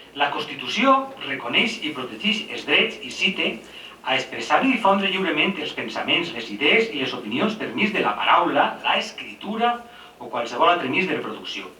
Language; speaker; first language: Catalan; native; Catalan